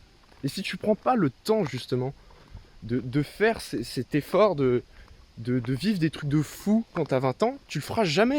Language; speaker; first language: French; native; French